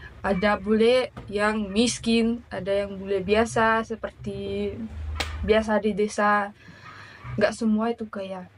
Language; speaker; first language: Indonesian; early bilingual, other home language; Russian